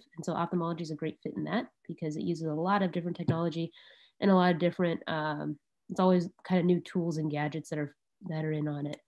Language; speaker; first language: English; native; English